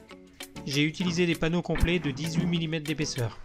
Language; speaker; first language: French; native; French